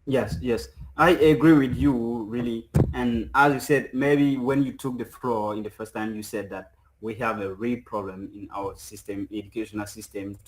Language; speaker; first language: English; non-native, fluent; French